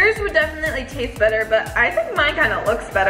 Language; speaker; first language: English; native; English